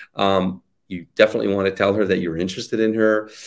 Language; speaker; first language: English; native; English